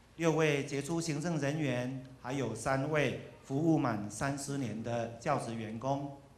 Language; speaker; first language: Chinese; native; Chinese